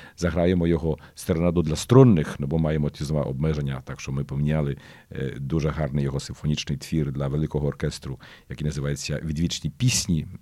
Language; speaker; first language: Ukrainian; early bilingual, heritage; Ukrainian